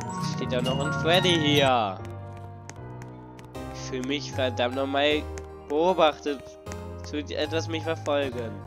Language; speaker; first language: German; native; German